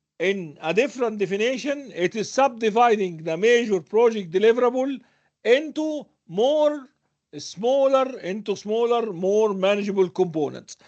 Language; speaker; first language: English; non-native, fluent; Arabic